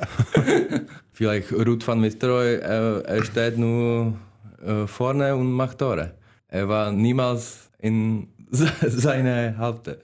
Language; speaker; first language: German; non-native, learner; Czech